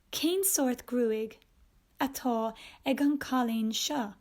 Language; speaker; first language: Irish; non-native, local second language; English